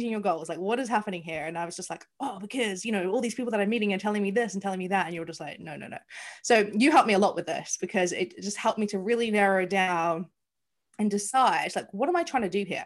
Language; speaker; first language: English; native; English